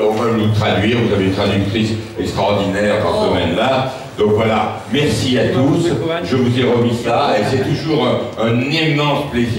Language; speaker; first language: French; native; French